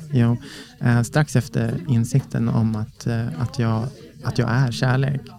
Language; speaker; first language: Swedish; native; Swedish